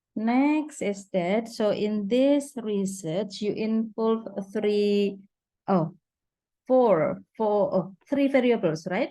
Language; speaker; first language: English; non-native, fluent; Indonesian